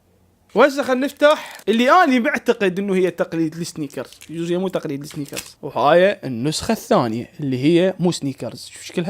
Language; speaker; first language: Arabic; native; Arabic